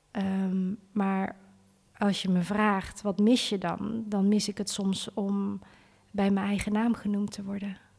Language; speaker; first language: Dutch; early bilingual, other home language; Vietnamese